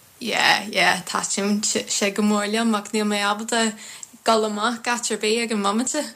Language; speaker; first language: Irish; non-native, fluent; English